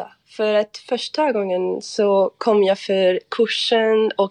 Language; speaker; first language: Swedish; non-native, fluent; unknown